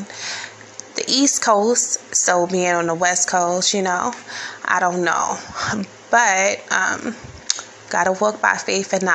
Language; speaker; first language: English; native; English